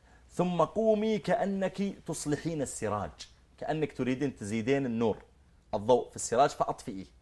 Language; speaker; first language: Arabic; native; Arabic